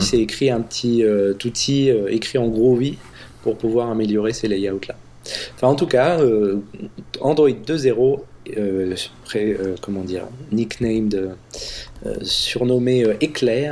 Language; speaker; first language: French; native; French